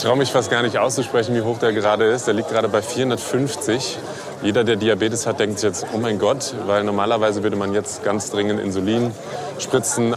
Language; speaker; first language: German; native; German